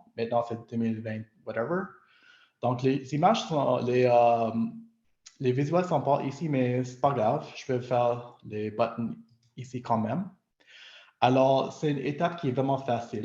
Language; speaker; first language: French; non-native, local second language; English